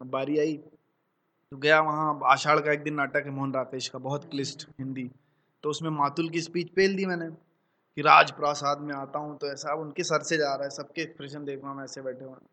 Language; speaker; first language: Hindi; native; Hindi